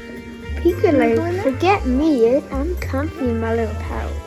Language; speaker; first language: English; native; English